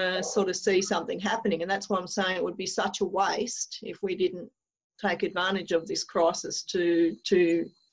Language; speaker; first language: English; native; English